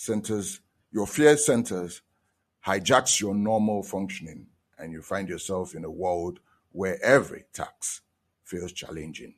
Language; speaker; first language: English; non-native, local second language; Igbo